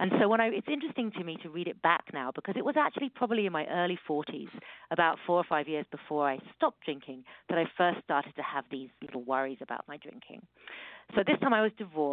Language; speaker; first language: English; native; English